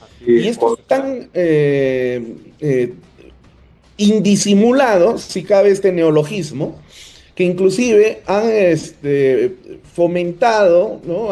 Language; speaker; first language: Spanish; native; Spanish